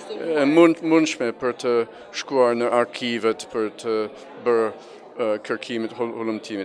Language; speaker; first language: Albanian; non-native, fluent; English